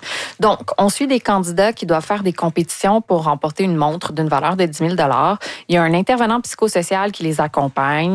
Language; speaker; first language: French; native; French